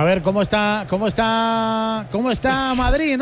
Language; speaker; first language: Spanish; native; Spanish